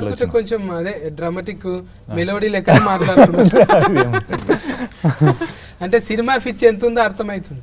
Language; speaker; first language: Telugu; native; Telugu